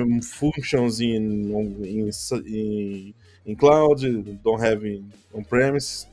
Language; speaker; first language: English; non-native, learner; Portuguese